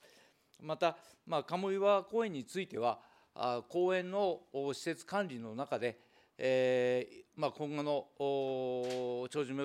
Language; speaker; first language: Japanese; native; Japanese